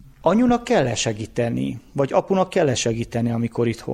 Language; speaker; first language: Hungarian; native; Hungarian